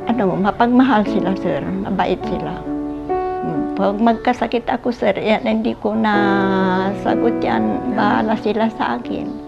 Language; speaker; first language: Filipino; non-native, local second language; Pangasinan